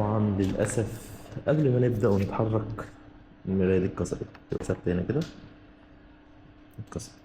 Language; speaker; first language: Arabic; native; Arabic